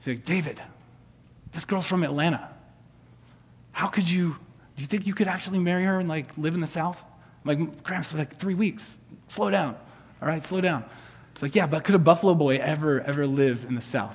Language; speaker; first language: English; native; English